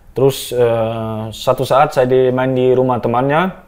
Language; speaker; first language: Indonesian; non-native, fluent; Dutch